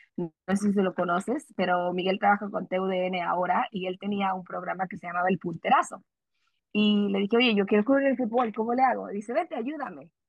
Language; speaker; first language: Spanish; early bilingual, heritage; Spanish